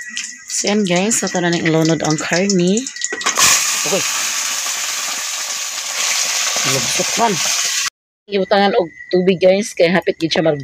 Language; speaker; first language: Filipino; non-native, local second language; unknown